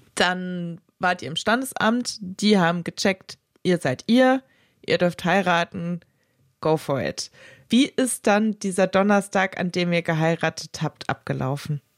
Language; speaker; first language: German; native; German